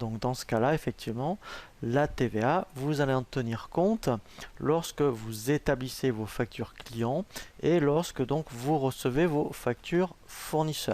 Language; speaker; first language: French; native; French